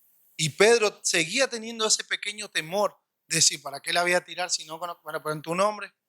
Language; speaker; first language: Spanish; native; Spanish